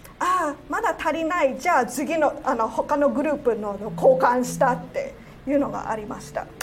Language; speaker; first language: Japanese; non-native, fluent; Cantonese